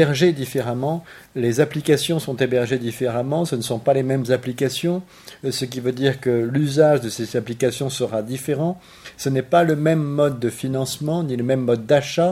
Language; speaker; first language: French; native; French